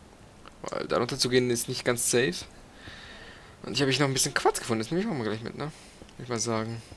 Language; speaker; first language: German; native; German